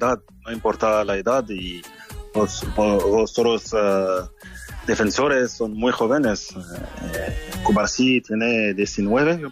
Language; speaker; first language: Spanish; non-native, fluent; French